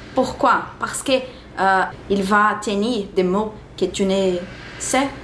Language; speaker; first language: French; non-native, learner; Portuguese